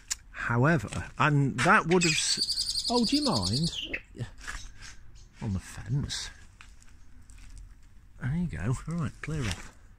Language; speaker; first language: English; native; English